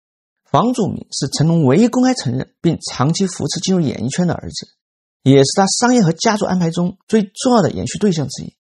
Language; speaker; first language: Chinese; native; Chinese